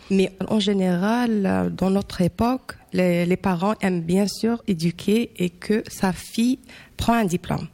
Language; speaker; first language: French; non-native, local second language; Arabic